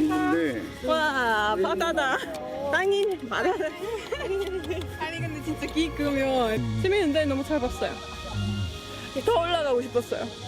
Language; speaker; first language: Korean; non-native, fluent; Estonian